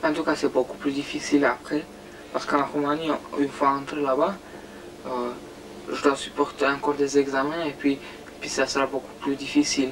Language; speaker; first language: French; non-native, fluent; Romanian